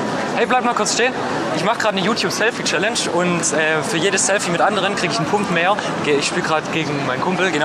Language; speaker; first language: German; native; German